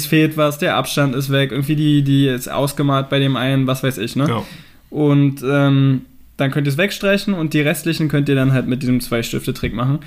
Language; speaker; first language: German; native; German